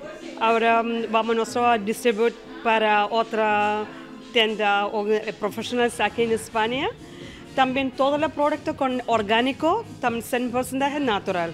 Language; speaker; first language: Spanish; non-native, learner; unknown